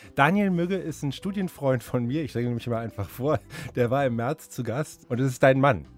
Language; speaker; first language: German; native; German